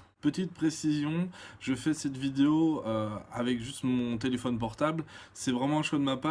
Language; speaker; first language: French; native; French